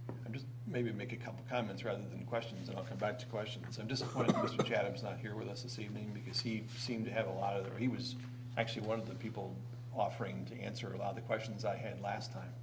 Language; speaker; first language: English; native; English